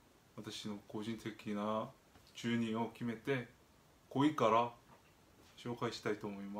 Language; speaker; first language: Japanese; non-native, fluent; Korean